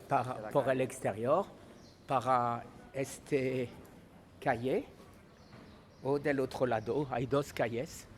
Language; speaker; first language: Spanish; non-native, learner; French